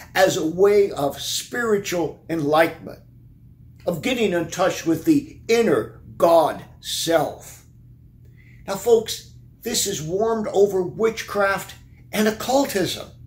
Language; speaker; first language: English; native; English